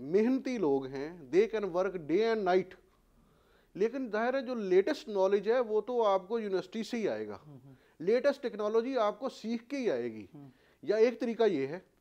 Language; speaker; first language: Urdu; non-native, local second language; Punjabi